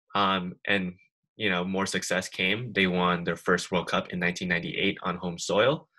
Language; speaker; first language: English; native; English